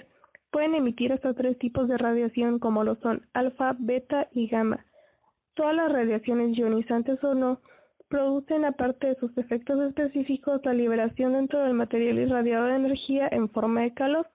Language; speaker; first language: Spanish; native; Spanish